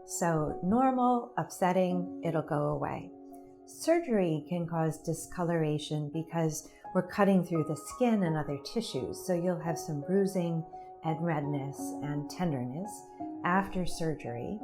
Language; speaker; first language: English; native; English